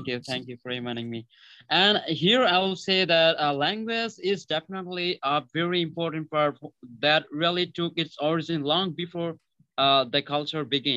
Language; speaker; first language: English; non-native, local second language; Bangla